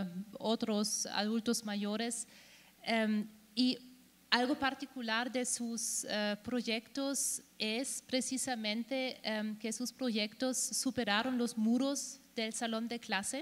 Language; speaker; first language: Spanish; non-native, fluent; German